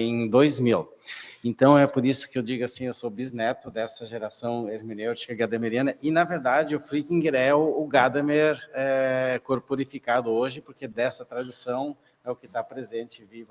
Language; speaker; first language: Portuguese; native; Portuguese